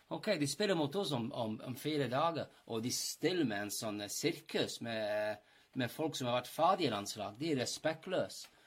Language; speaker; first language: Norwegian; non-native, fluent; English